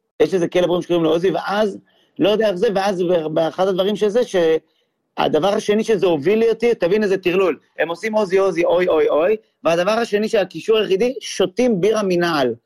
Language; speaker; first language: Hebrew; native; Hebrew